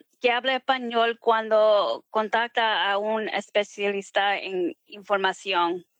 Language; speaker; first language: Spanish; early bilingual, heritage; Spanish